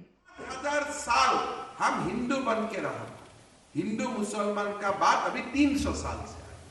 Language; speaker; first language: Hindi; non-native, local second language; Assamese